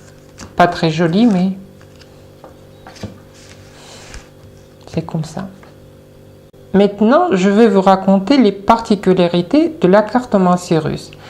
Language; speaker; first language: French; non-native, fluent; Russian